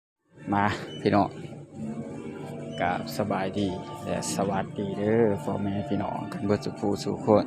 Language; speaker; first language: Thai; non-native, local second language; Lao